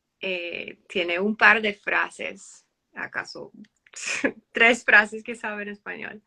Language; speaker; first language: Spanish; early bilingual, heritage; English